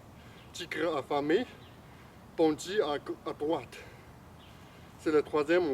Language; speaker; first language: French; non-native, fluent; Chinese